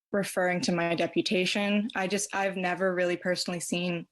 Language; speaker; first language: English; native; English